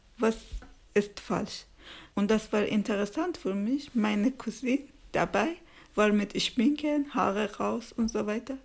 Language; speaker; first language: German; non-native, learner; Persian